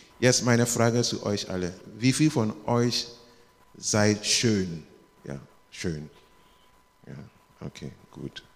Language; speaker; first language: German; non-native, learner; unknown